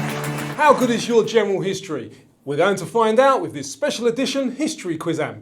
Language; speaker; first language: English; native; English